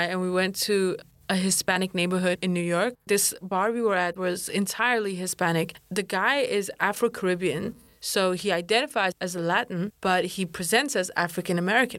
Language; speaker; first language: English; non-native, fluent; Kurdish